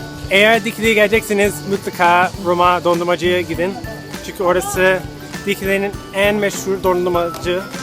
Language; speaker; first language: Turkish; non-native, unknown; English